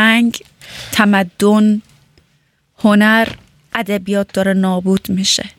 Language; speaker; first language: Persian; native; Persian